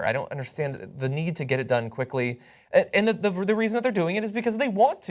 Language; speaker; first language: English; native; English